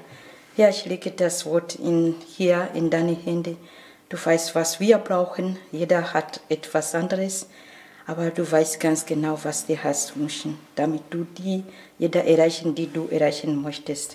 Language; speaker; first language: German; non-native, learner; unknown